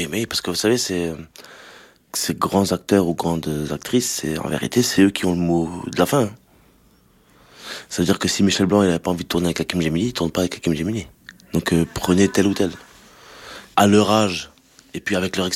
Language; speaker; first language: French; native; French